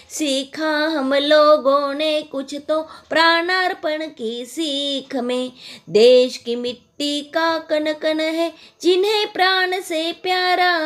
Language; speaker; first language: Hindi; non-native, local second language; Marathi